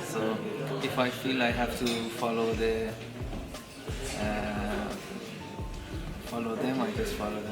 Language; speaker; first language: English; non-native, fluent; Persian